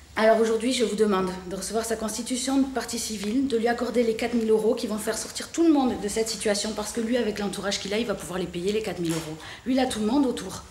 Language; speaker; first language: French; native; French